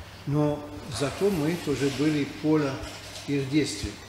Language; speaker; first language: Russian; non-native, fluent; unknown